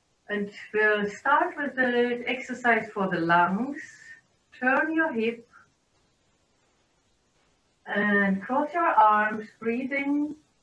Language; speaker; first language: English; non-native, fluent; German